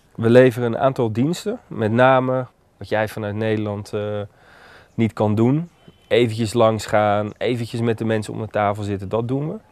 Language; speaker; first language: Dutch; native; Dutch